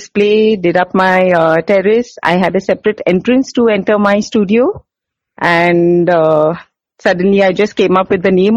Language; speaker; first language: English; non-native, local second language; Hindi